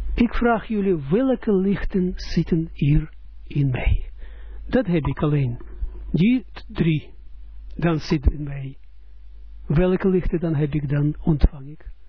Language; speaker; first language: Dutch; non-native, fluent; Russian